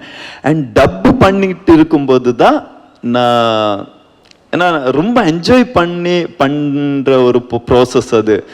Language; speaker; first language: Tamil; non-native, learner; Kannada